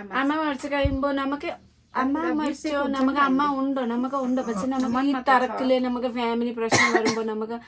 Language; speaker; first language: Malayalam; non-native, learner; Nepali